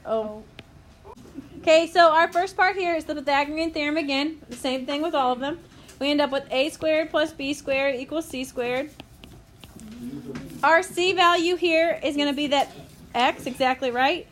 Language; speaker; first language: English; native; English